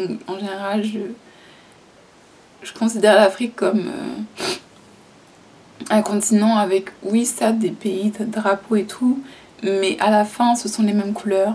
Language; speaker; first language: French; native; French